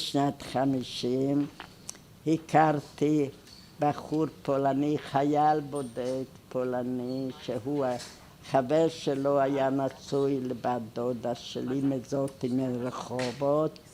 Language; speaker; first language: Hebrew; non-native, fluent; Hungarian